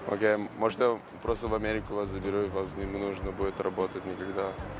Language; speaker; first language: Russian; early bilingual, heritage; Russian